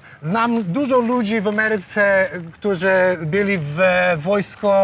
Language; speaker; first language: Polish; non-native, fluent; English